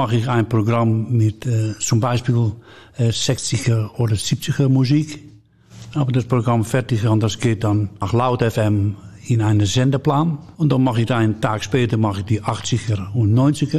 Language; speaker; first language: German; non-native, learner; Dutch